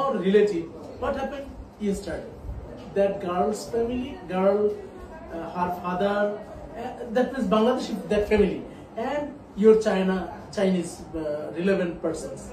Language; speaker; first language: English; non-native, fluent; Bangla